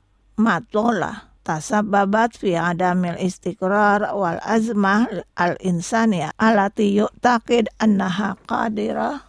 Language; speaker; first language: Arabic; non-native, fluent; Indonesian